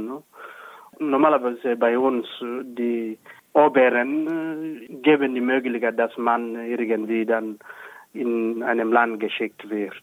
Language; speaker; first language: German; non-native, fluent; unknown